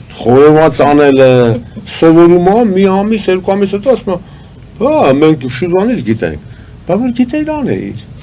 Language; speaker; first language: Armenian; native; Armenian